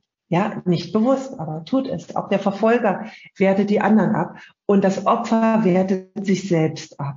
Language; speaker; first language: German; native; German